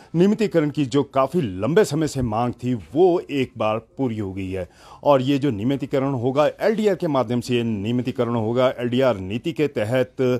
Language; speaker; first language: Hindi; native; Hindi